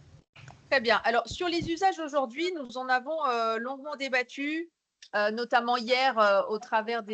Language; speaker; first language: French; native; French